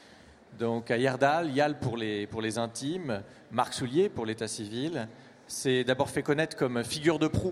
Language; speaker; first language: French; native; French